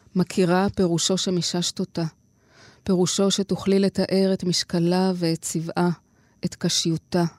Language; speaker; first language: Hebrew; native; Hebrew